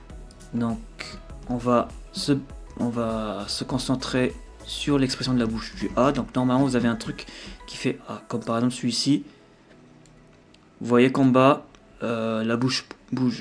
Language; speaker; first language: French; native; French